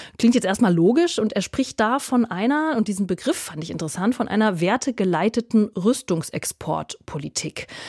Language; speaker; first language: German; native; German